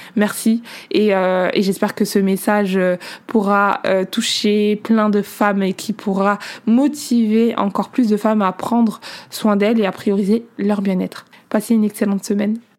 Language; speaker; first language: French; native; French